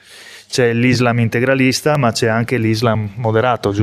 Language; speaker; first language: Italian; native; Italian